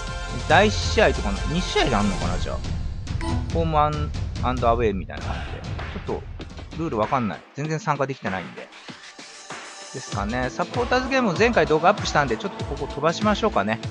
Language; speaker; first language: Japanese; native; Japanese